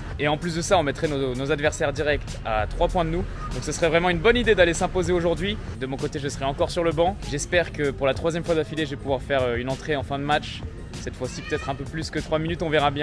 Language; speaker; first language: French; native; French